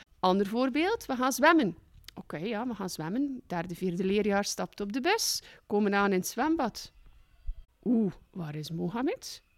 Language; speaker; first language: Dutch; native; Dutch